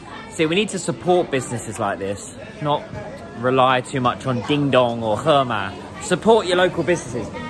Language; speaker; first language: English; native; English